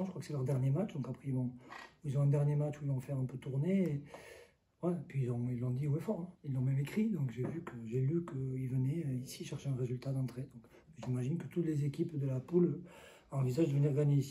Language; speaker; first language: French; native; French